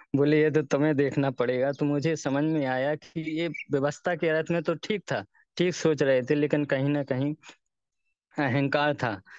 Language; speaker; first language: Hindi; native; Hindi